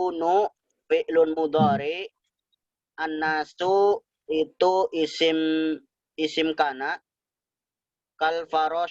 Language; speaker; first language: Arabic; non-native, learner; Indonesian